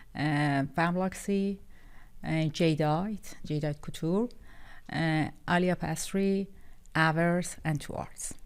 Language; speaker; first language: English; non-native, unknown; Persian